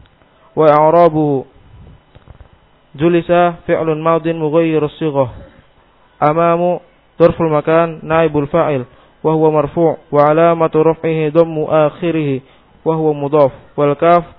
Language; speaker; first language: Arabic; non-native, learner; Indonesian